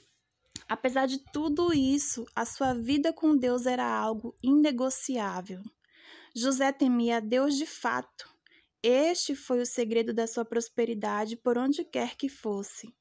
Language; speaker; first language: Portuguese; native; Portuguese